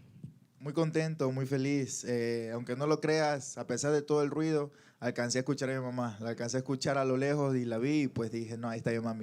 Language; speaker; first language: Spanish; native; Spanish